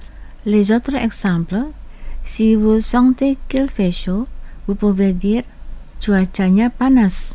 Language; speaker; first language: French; non-native, fluent; Indonesian